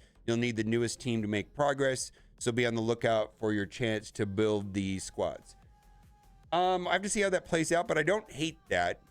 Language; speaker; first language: English; native; English